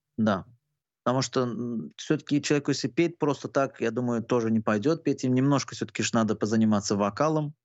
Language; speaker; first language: Russian; non-native, local second language; Turkmen